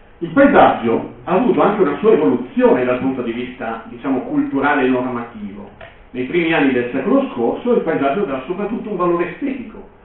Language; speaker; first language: Italian; native; Italian